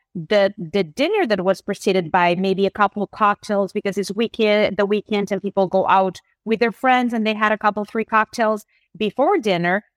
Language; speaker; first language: English; non-native, fluent; Spanish